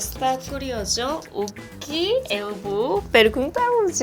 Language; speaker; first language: Portuguese; non-native, learner; Korean